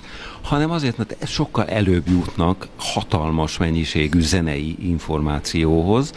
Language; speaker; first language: Hungarian; native; Hungarian